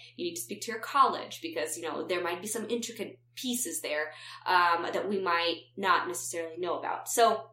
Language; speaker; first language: English; non-native, fluent; Romanian